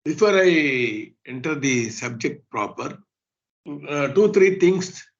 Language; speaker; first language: English; non-native, local second language; Kannada